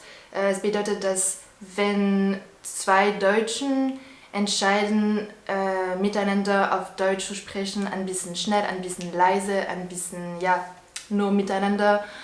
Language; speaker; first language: German; non-native, learner; French